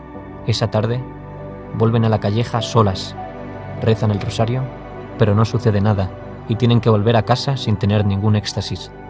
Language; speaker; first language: Spanish; native; Spanish